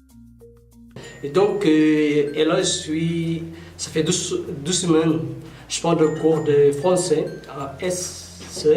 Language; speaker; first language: French; non-native, fluent; Tigrinya